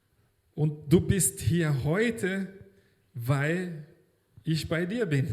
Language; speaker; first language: German; non-native, fluent; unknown